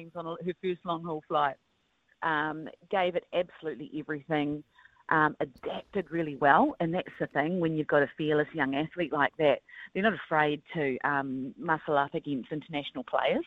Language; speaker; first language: English; native; English